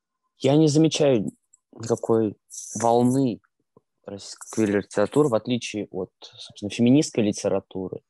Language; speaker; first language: Russian; native; Russian